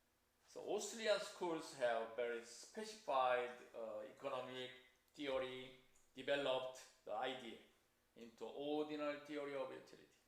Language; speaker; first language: English; non-native, fluent; Korean